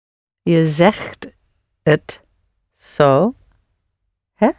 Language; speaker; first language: Dutch; non-native, learner; English